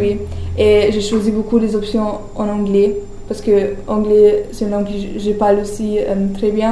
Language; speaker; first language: French; non-native, learner; German